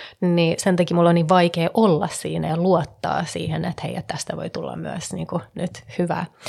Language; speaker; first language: Finnish; early bilingual, heritage; Finnish